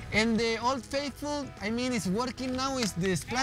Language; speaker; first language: English; non-native, learner; Spanish